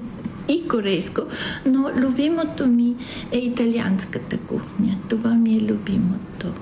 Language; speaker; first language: Bulgarian; non-native, fluent; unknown